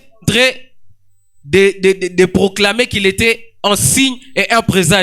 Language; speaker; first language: French; non-native, local second language; Swahili